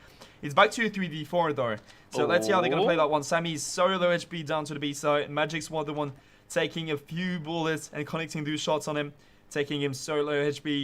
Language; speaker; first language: English; non-native, fluent; French